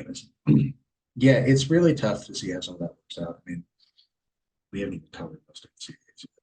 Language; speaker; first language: English; native; English